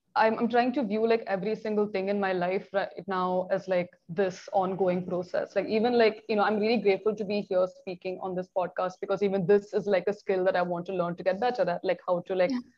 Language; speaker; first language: English; non-native, local second language; Malayalam